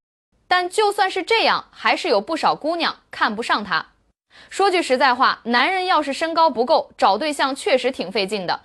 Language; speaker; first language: Chinese; native; Chinese